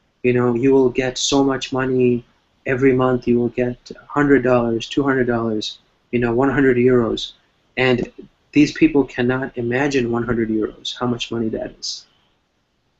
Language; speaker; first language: English; non-native, fluent; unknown